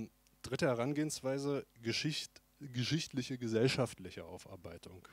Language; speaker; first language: German; native; German